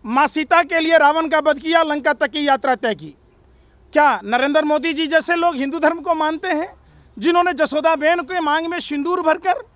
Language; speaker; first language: Hindi; native; Hindi